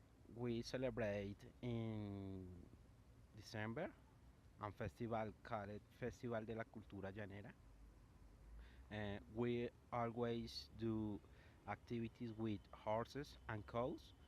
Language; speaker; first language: English; non-native, learner; Spanish